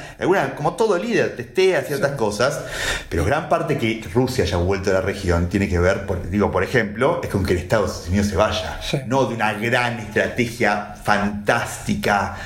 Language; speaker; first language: Spanish; native; Spanish